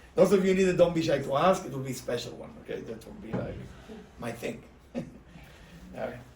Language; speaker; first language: English; non-native, fluent; Hebrew